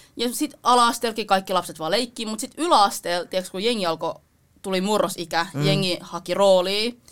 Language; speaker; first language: Finnish; early bilingual, other home language; Vietnamese